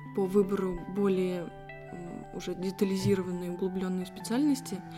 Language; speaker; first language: Russian; native; Russian